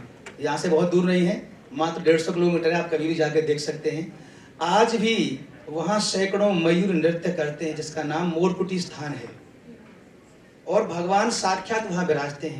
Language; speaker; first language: Hindi; native; Hindi